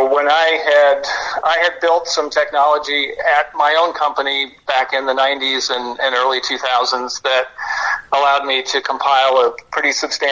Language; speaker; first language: English; native; English